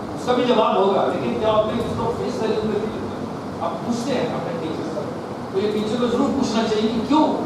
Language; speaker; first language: Hindi; non-native, local second language; Punjabi